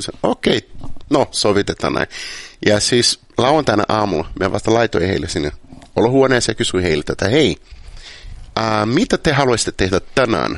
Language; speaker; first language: Finnish; non-native, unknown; Portuguese